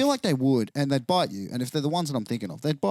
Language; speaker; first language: English; native; English